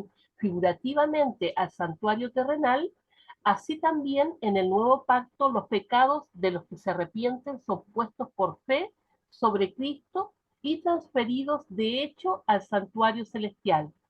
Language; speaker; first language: Spanish; native; Spanish